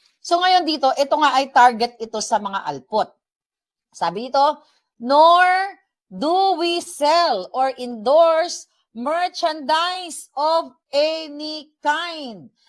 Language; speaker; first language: Filipino; native; Filipino